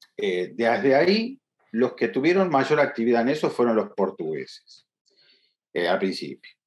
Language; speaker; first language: Spanish; native; Spanish